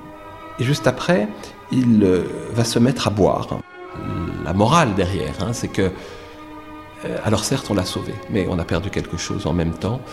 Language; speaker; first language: French; native; French